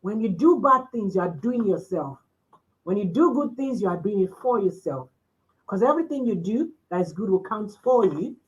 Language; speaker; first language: English; non-native, local second language; Yoruba